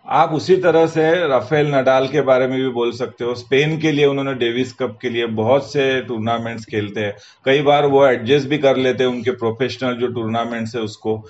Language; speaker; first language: Hindi; non-native, local second language; Marathi